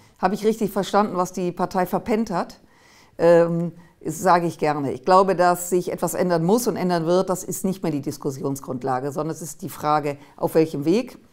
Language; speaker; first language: German; native; German